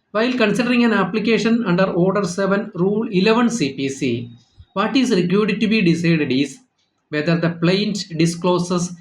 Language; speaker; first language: English; non-native, local second language; Malayalam